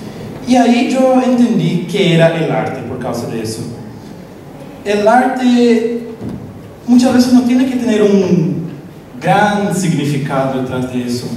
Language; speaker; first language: Spanish; non-native, local second language; Portuguese